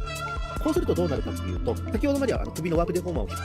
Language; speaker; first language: Japanese; native; Japanese